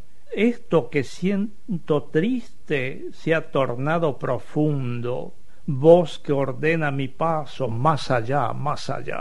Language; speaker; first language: Spanish; native; Spanish